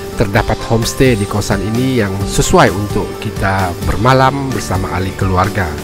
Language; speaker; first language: Malay; native; Malay